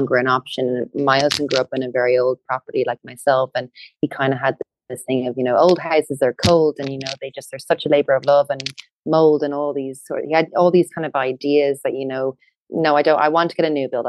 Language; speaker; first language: English; native; English